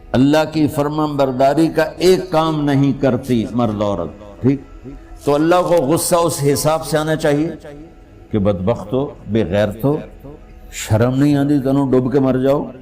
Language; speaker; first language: Urdu; non-native, local second language; Punjabi